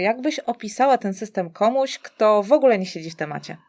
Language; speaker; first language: Polish; native; Polish